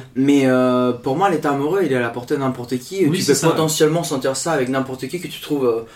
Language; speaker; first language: French; non-native, fluent; Spanish